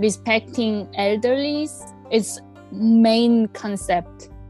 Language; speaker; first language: English; non-native, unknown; Korean